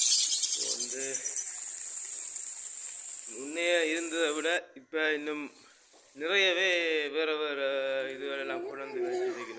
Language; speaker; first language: Tamil; native; Tamil